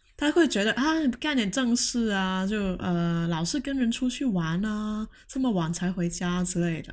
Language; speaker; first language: Chinese; non-native, local second language; Cantonese